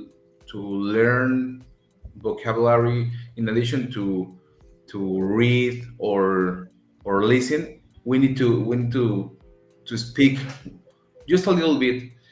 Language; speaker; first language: English; non-native, learner; Spanish